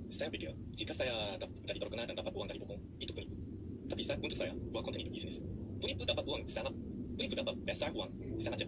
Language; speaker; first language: Indonesian; non-native, learner; Korean